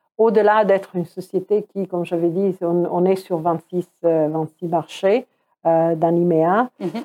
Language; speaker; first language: French; non-native, fluent; Croatian